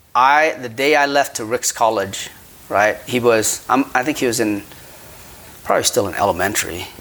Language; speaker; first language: English; early bilingual, other home language; Khmer